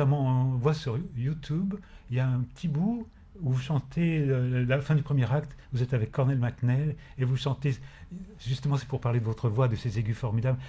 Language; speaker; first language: French; native; French